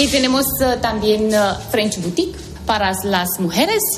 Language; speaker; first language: Spanish; non-native, learner; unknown